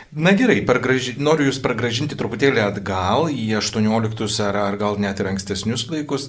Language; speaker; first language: Lithuanian; native; Lithuanian